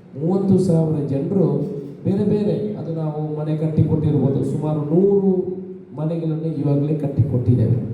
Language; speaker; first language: Kannada; non-native, local second language; Tulu